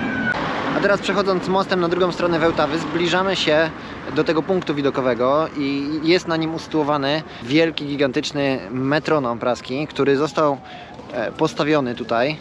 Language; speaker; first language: Polish; native; Polish